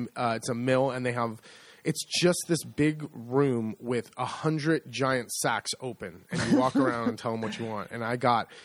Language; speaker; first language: English; native; English